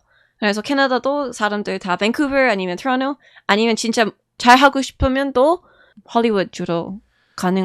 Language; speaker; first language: Korean; non-native, fluent; English